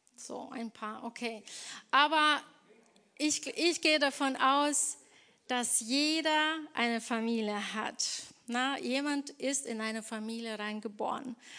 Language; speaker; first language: German; non-native, fluent; Ukrainian